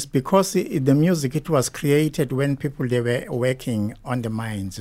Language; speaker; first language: English; non-native, local second language; Zulu